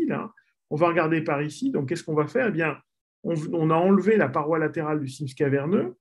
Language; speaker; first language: French; native; French